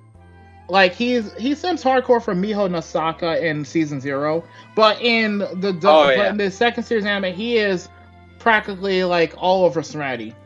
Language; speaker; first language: English; native; English